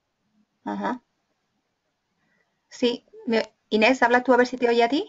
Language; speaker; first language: Spanish; native; Spanish